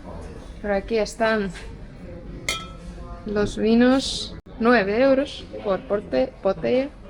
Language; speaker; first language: Spanish; non-native, fluent; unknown